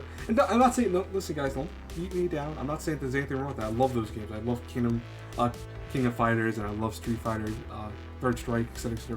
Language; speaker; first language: English; native; English